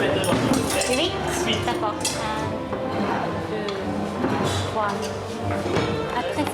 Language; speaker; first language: French; non-native, fluent; Japanese